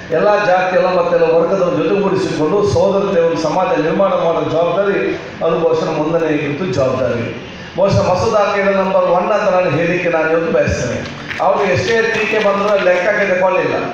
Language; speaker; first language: Kannada; non-native, local second language; Malayalam